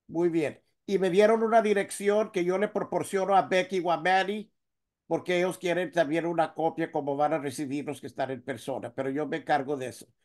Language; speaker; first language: Spanish; early bilingual, heritage; Spanish